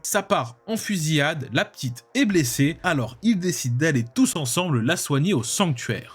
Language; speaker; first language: French; native; French